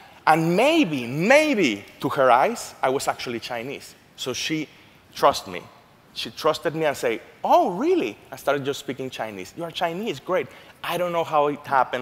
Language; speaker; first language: English; non-native, fluent; Spanish